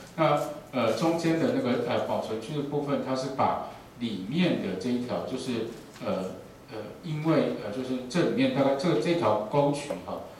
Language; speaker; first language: Chinese; native; Chinese